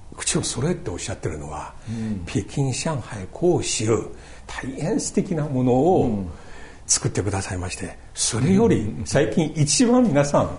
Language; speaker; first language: Japanese; non-native, fluent; Chinese